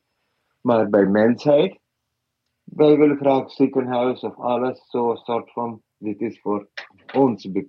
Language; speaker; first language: Dutch; non-native, fluent; Malayalam